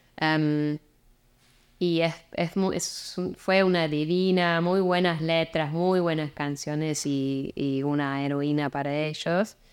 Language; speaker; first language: Spanish; non-native, fluent; English